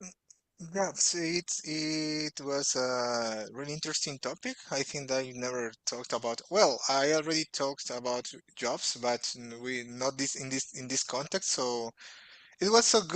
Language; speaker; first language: English; non-native, fluent; Portuguese